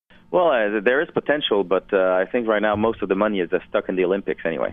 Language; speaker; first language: English; non-native, fluent; French